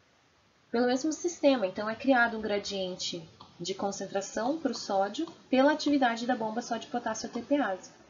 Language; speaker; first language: Portuguese; native; Portuguese